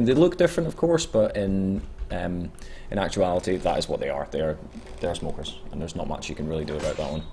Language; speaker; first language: English; native; English